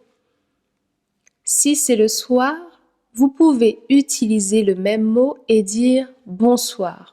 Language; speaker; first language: French; native; French